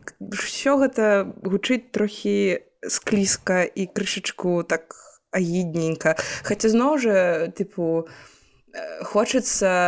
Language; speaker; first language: Belarusian; non-native, local second language; Russian